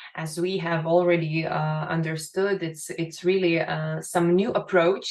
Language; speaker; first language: English; non-native, fluent; Lithuanian